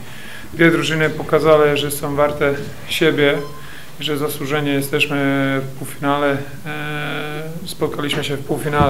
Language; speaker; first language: Polish; non-native, fluent; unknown